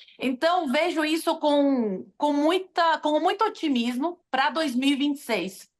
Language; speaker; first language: Portuguese; non-native, fluent; Spanish